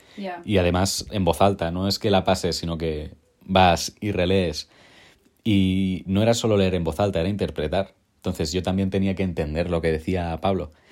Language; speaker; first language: Spanish; native; Spanish